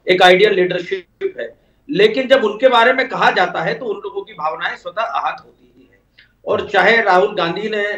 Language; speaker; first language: Hindi; native; Hindi